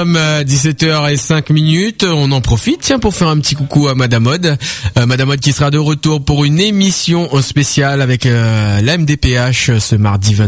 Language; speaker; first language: French; native; French